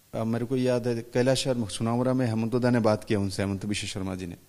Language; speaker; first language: Hindi; non-native, local second language; Bangla